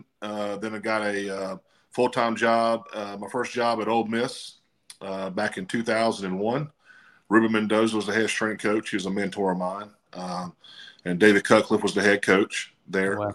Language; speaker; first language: English; native; English